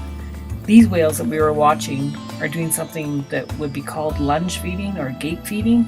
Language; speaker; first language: English; native; English